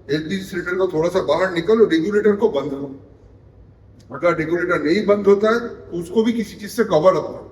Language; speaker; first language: Hindi; non-native, local second language; Bangla